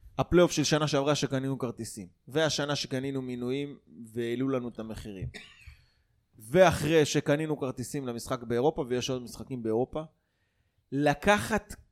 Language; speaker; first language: Hebrew; native; Hebrew